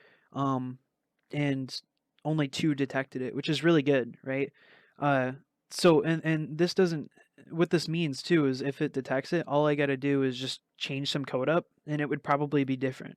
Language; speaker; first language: English; native; English